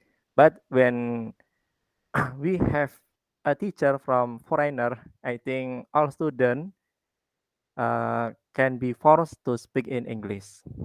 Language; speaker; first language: English; non-native, learner; Indonesian